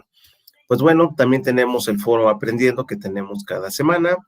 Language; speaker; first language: Spanish; native; Spanish